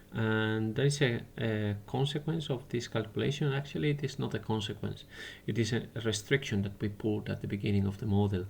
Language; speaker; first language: English; non-native, fluent; Spanish